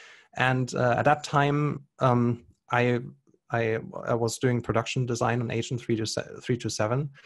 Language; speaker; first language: English; non-native, fluent; German